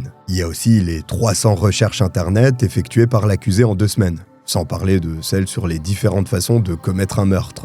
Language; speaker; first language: French; native; French